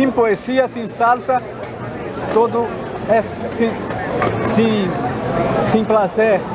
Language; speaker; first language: Spanish; non-native, fluent; Portuguese